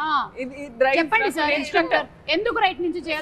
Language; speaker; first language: Telugu; native; Telugu